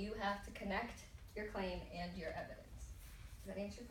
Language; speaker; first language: English; native; English